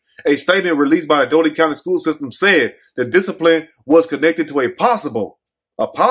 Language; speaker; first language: English; native; English